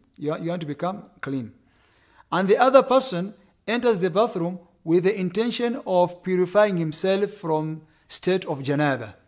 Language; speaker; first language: English; non-native, local second language; Swahili